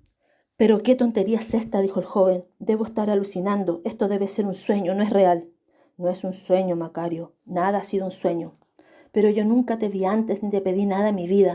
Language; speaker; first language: Spanish; native; Spanish